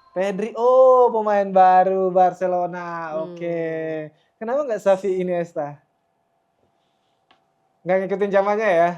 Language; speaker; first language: Indonesian; native; Indonesian